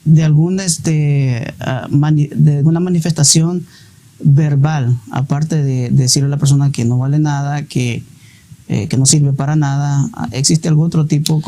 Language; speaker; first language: Spanish; native; Spanish